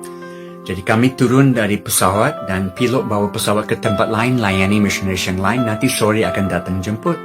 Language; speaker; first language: Indonesian; non-native, fluent; English